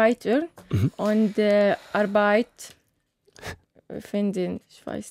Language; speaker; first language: German; non-native, learner; Arabic